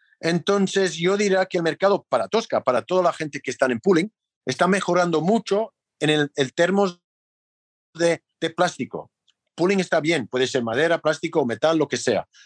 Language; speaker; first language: Spanish; non-native, fluent; English